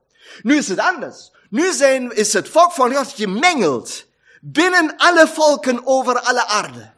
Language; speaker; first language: Dutch; non-native, fluent; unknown